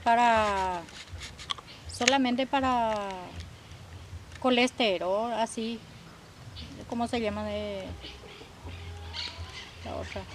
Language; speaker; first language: Spanish; non-native, local second language; Guarani